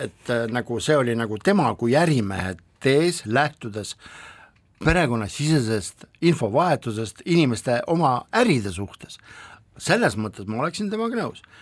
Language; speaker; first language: Estonian; non-native, local second language; Russian